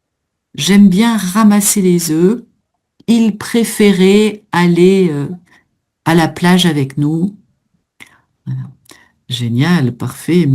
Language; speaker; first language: French; native; French